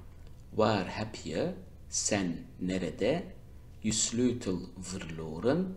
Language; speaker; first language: Dutch; non-native, learner; Turkish